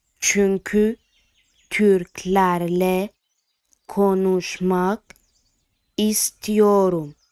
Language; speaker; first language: Turkish; non-native, fluent; Arabic